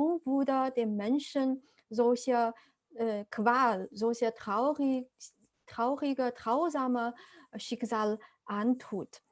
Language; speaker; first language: German; non-native, fluent; Chinese